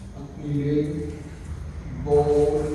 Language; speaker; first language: Vietnamese; non-native, learner; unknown